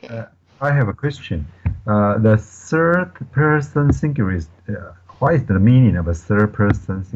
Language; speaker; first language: English; non-native, learner; Chinese